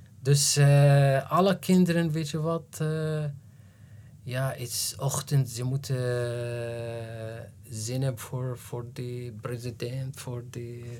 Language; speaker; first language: Dutch; non-native, learner; Arabic